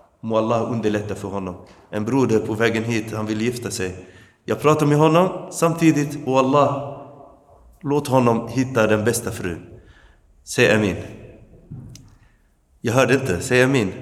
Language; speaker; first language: Swedish; early bilingual, other home language; Arabic